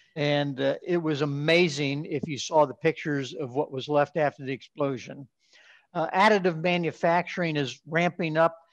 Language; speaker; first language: English; native; English